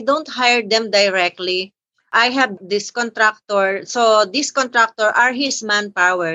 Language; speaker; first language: English; non-native, local second language; Filipino